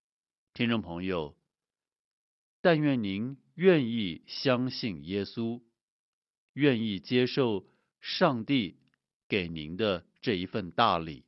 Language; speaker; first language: Chinese; native; Chinese